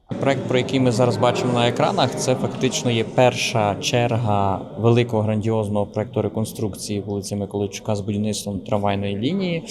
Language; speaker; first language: Ukrainian; native; Ukrainian